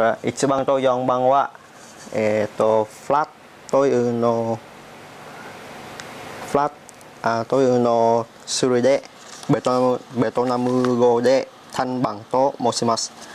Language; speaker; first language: Japanese; non-native, learner; Vietnamese